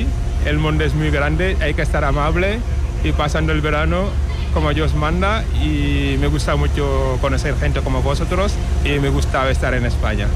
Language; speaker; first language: Spanish; non-native, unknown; Wolof